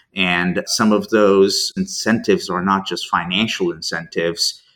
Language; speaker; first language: English; native; English